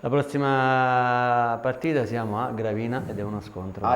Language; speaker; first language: Italian; native; Italian